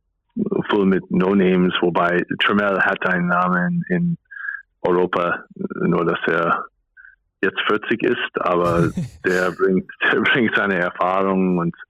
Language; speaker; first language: German; non-native, fluent; English